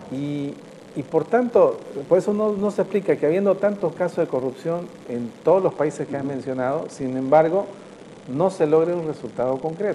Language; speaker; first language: Spanish; native; Spanish